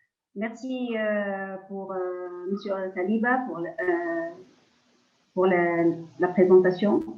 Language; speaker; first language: French; non-native, local second language; Arabic